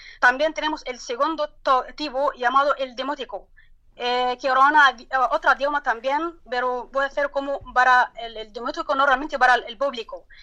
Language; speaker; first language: Spanish; non-native, learner; Arabic